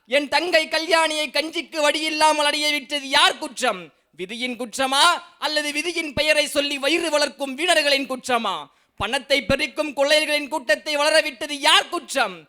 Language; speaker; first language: Tamil; native; Tamil